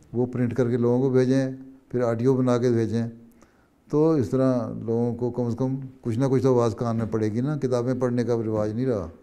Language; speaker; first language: Urdu; native; Urdu